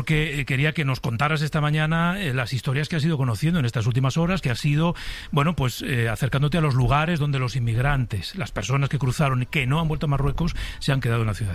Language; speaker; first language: Spanish; native; Spanish